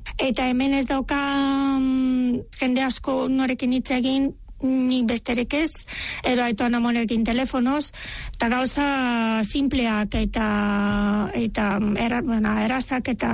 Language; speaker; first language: Basque; non-native, fluent; Bulgarian